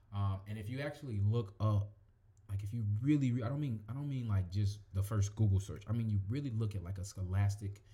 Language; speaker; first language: English; native; English